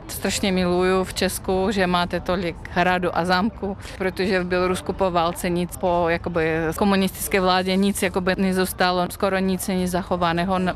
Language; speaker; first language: Czech; non-native, fluent; Russian